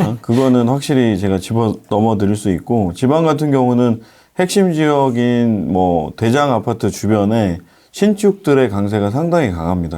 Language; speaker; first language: Korean; native; Korean